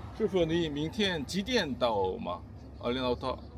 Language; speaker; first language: Chinese; non-native, learner; Korean